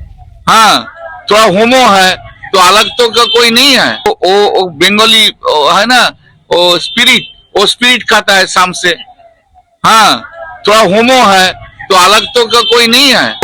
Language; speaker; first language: Hindi; non-native, local second language; Bangla